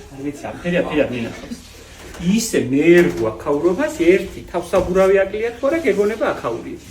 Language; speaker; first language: Georgian; native; Georgian